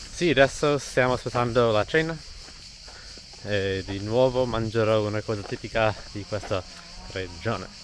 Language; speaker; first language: Italian; non-native, fluent; English